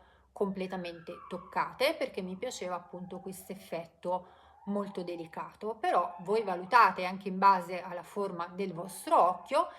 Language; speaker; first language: Italian; native; Italian